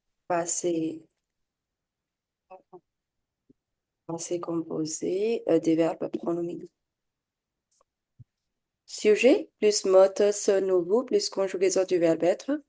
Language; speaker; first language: French; non-native, fluent; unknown